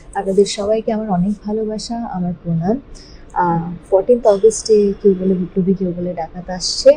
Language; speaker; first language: Bangla; native; Bangla